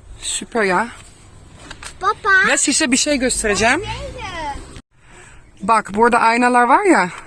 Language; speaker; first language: Turkish; non-native, fluent; Dutch